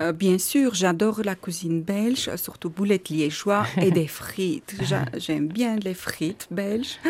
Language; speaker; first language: French; non-native, learner; Armenian